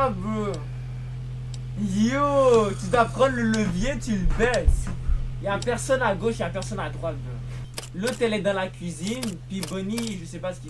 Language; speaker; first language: French; native; French